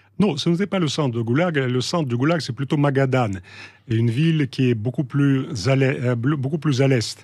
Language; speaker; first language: French; non-native, fluent; Russian